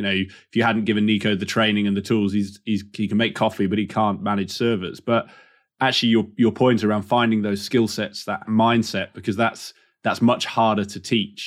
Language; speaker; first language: English; native; English